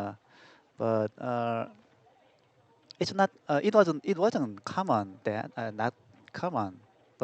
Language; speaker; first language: English; non-native, learner; Korean